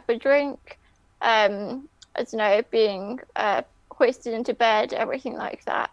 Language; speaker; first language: English; native; English